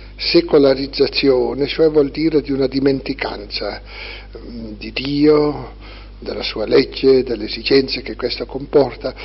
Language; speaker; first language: Italian; native; Italian